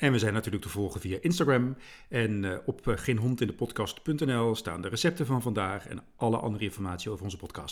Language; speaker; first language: Dutch; native; Dutch